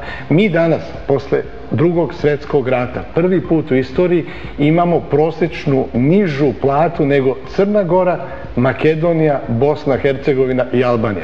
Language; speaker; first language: Serbian; native; Serbian